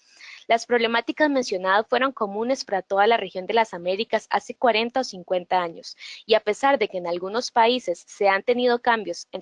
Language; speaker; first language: Spanish; native; Spanish